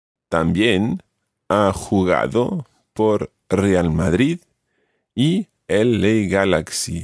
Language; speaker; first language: Spanish; non-native, fluent; English